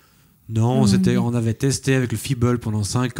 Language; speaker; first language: French; native; French